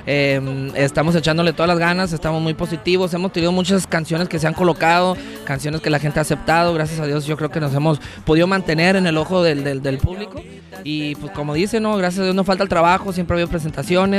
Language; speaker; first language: Spanish; native; Spanish